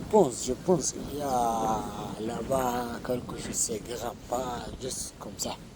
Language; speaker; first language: French; non-native, learner; Arabic